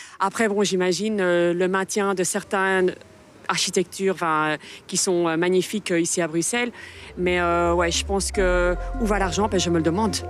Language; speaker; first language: French; early bilingual, other home language; Spanish